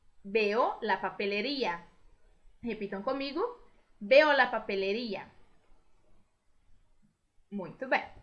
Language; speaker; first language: Spanish; non-native, fluent; Portuguese